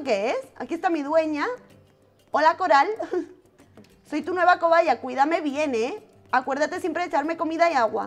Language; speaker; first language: Spanish; native; Spanish